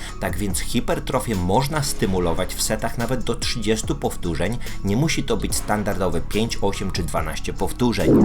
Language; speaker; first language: Polish; native; Polish